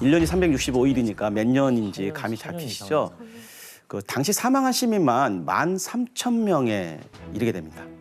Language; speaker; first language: Korean; native; Korean